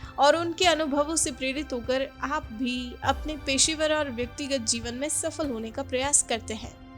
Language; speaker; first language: Hindi; native; Hindi